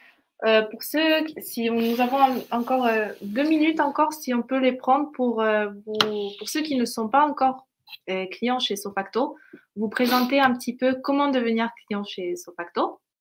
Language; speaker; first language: French; native; French